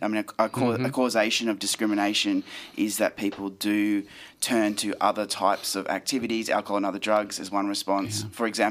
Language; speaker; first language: English; native; English